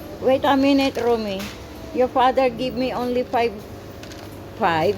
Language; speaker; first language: English; non-native, local second language; Filipino